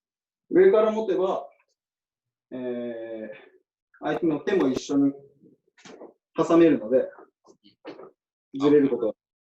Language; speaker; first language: Japanese; native; Japanese